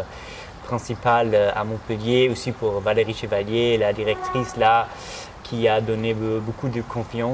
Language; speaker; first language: French; non-native, fluent; German